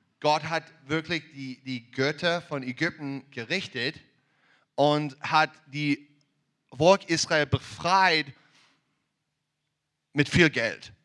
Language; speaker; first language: German; non-native, learner; English